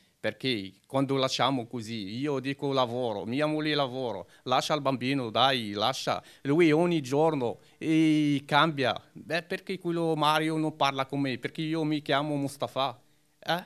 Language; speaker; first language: Italian; non-native, learner; Arabic